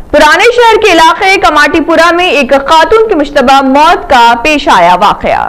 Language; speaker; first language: Urdu; native; Urdu